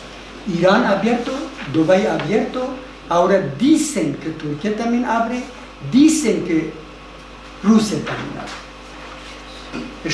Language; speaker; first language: Spanish; non-native, learner; Persian